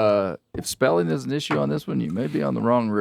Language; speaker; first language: English; native; English